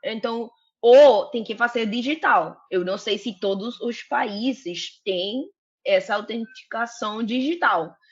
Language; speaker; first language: Portuguese; non-native, fluent; Spanish